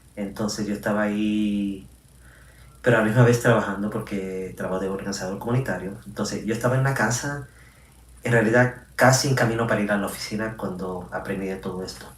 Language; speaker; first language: Spanish; early bilingual, heritage; Spanish